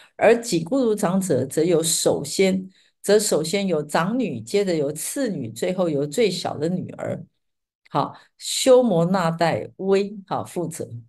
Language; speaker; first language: Chinese; native; Chinese